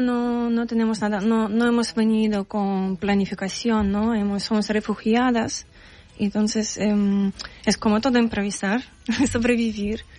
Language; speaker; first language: Spanish; non-native, learner; Ukrainian